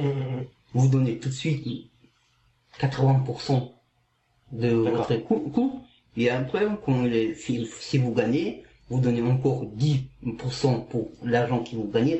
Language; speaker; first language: French; non-native, learner; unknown